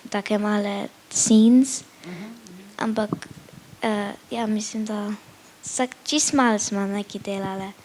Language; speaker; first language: Slovenian; early bilingual, heritage; Slovenian